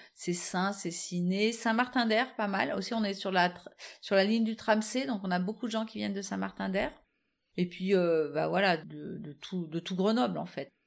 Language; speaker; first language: French; native; French